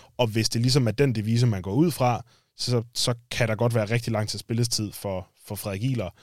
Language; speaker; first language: Danish; native; Danish